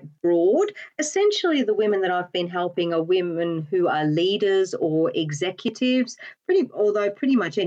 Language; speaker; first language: English; native; English